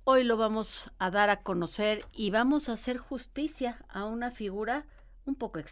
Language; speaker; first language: Spanish; native; Spanish